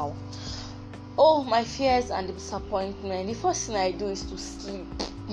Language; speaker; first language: English; non-native, local second language; Igbo